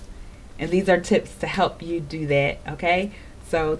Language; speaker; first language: English; native; English